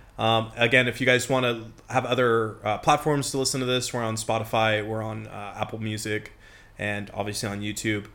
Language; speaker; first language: English; native; English